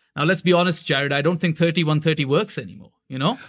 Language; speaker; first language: English; non-native, local second language; Urdu